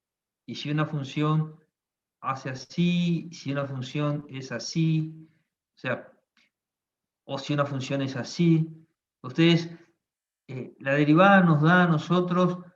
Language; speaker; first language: Spanish; native; Spanish